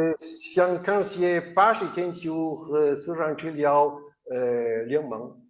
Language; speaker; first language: Chinese; non-native, learner; Spanish